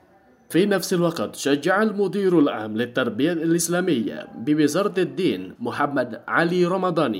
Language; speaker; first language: Arabic; non-native, fluent; Indonesian